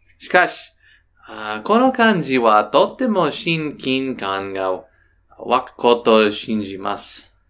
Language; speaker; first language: Japanese; non-native, learner; English